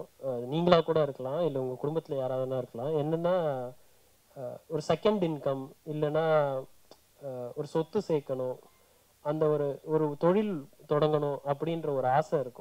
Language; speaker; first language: Tamil; native; Tamil